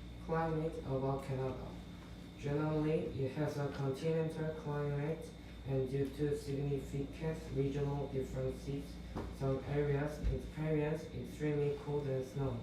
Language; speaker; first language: English; non-native, fluent; Korean